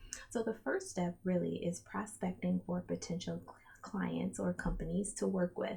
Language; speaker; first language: English; native; English